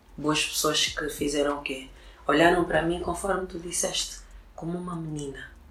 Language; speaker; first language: Portuguese; early bilingual, other home language; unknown